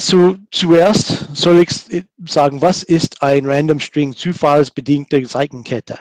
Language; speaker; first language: German; non-native, fluent; English